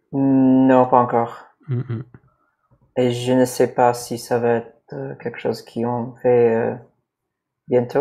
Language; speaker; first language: French; non-native, learner; English